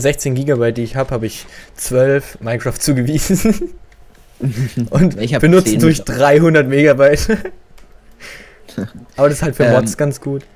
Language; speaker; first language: German; native; German